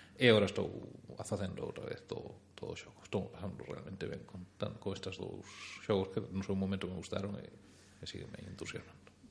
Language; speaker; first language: Galician; non-native, local second language; Spanish